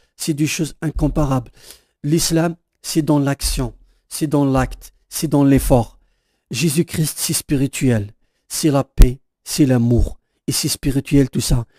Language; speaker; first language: French; non-native, local second language; Kabyle